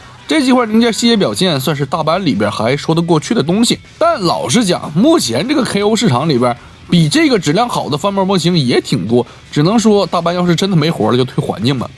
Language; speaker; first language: Chinese; native; Chinese